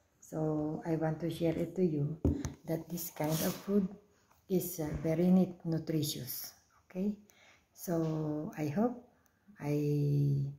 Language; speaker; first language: English; non-native, local second language; Filipino